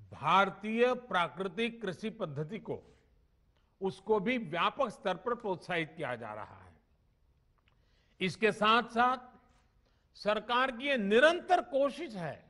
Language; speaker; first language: Hindi; non-native, local second language; Gujarati